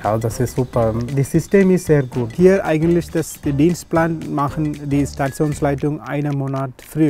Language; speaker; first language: German; non-native, learner; Malayalam